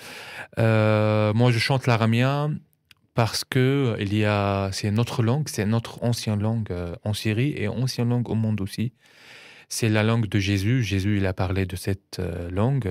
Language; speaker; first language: French; non-native, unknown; Arabic